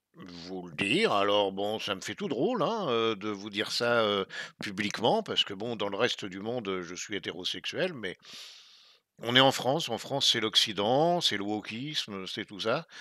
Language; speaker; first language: French; native; French